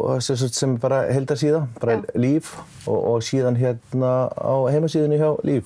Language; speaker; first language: Icelandic; native; Icelandic